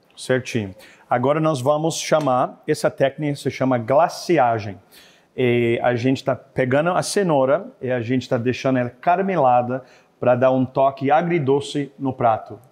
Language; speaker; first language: Portuguese; non-native, fluent; French